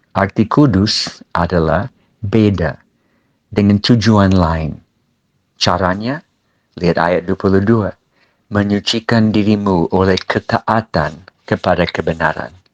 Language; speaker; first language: Malay; non-native, fluent; English